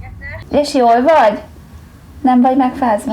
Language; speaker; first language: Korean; non-native, learner; Hungarian